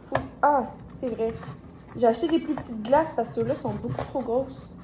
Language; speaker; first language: French; native; French